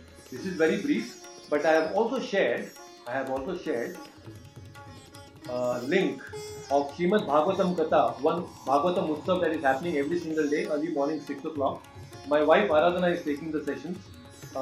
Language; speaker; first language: English; non-native, local second language; Kannada